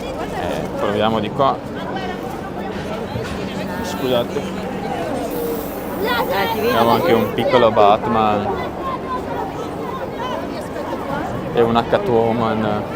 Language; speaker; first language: Italian; native; Italian